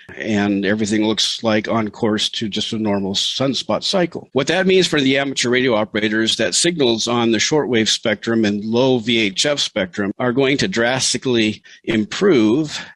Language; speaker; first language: English; native; English